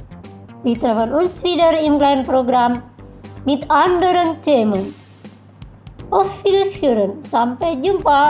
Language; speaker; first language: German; non-native, fluent; Indonesian